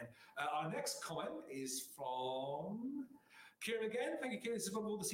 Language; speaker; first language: English; native; English